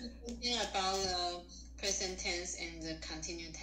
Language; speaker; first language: English; non-native, learner; Chinese